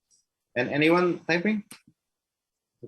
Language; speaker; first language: English; non-native, learner; Malay